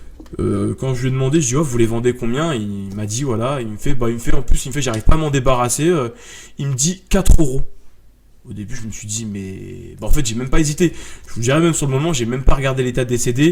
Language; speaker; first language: French; native; French